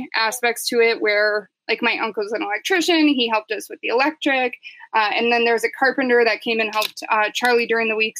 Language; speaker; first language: English; native; English